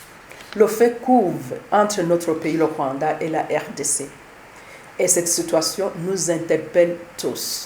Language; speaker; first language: French; non-native, local second language; Kinyarwanda